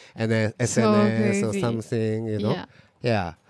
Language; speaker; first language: English; non-native, learner; Japanese